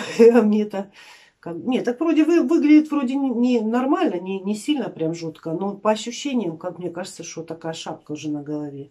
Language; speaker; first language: Russian; native; Russian